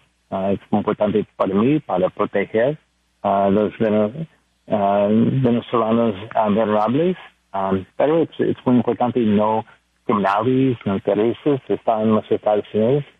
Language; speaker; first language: Spanish; non-native, learner; English